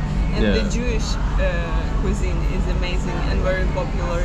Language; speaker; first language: English; non-native, fluent; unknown